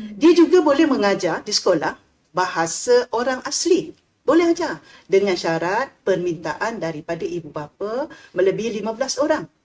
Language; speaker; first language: Malay; native; Malay